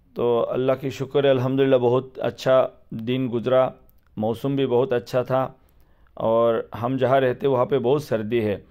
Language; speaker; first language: Hindi; non-native, fluent; Bangla